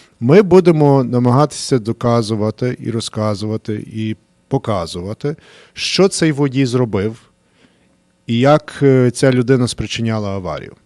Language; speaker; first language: Ukrainian; early bilingual, heritage; Ukrainian